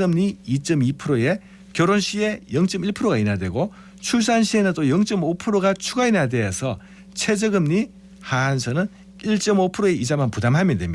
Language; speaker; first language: Korean; native; Korean